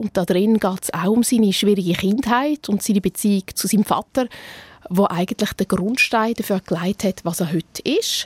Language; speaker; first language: German; native; German